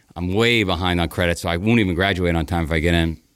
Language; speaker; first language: English; native; English